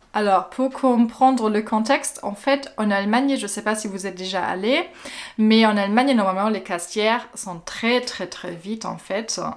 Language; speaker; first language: French; non-native, fluent; German